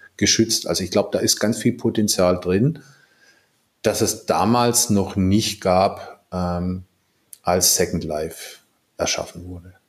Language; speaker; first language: German; native; German